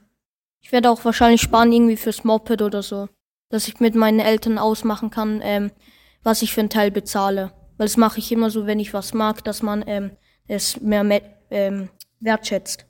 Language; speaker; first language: German; native; German